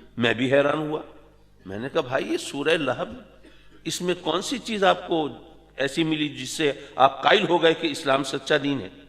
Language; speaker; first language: Urdu; native; Urdu